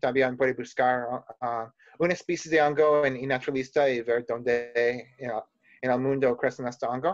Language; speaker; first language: Spanish; non-native, learner; English